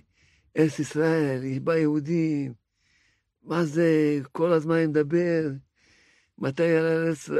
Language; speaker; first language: Hebrew; non-native, fluent; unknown